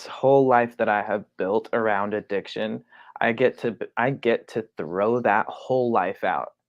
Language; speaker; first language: English; native; English